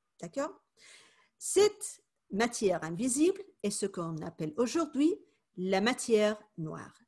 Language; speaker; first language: French; non-native, fluent; Spanish